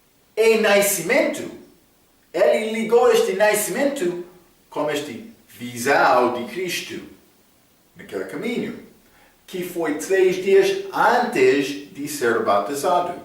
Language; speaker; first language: Portuguese; non-native, fluent; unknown